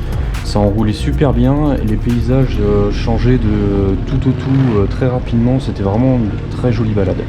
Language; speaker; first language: French; native; French